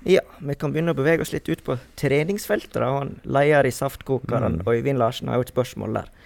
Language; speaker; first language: Norwegian; native; Norwegian